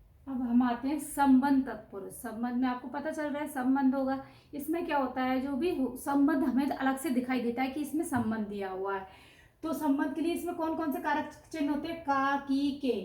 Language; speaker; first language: Hindi; native; Hindi